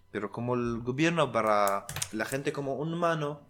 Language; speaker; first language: Spanish; non-native, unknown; Arabic